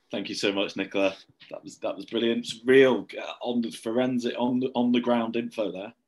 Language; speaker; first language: English; native; English